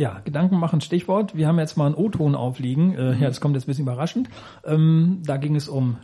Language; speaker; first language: German; native; German